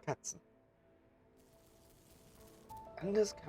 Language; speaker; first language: German; native; German